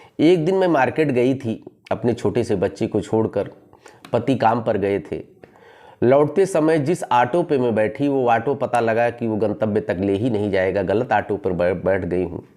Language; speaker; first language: Hindi; native; Hindi